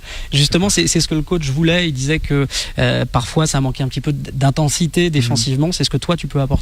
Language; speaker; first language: French; native; French